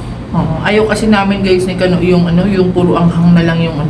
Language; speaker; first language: Filipino; native; Filipino